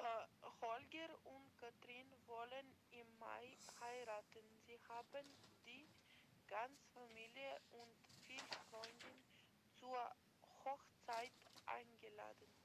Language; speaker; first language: German; non-native, learner; Macedonian